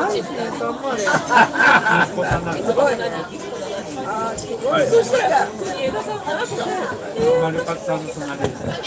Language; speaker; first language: Japanese; native; Japanese